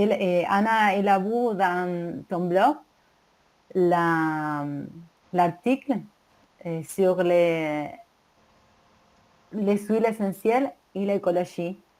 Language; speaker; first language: French; non-native, learner; Spanish